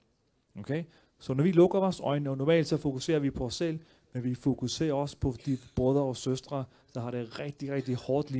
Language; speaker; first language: Danish; early bilingual, other home language; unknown